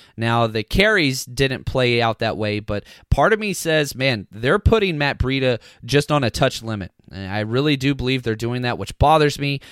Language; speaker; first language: English; native; English